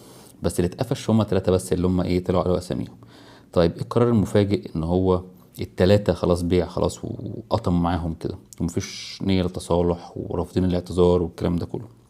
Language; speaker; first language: Arabic; native; Arabic